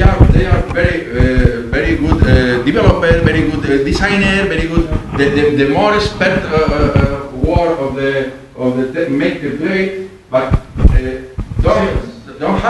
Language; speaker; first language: English; non-native, learner; Spanish